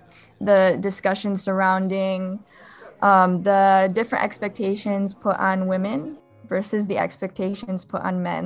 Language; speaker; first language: English; early bilingual, other home language; Arabic